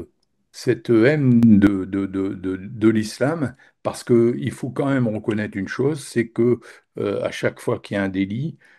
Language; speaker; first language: French; native; French